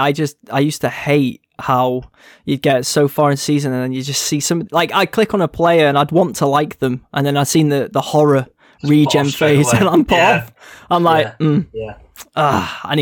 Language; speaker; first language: English; native; English